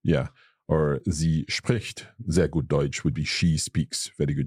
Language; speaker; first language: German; non-native, fluent; English